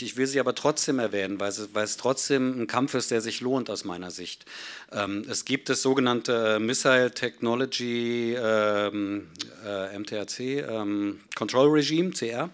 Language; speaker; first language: German; native; German